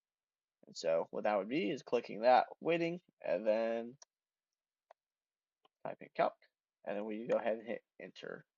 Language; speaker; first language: English; native; English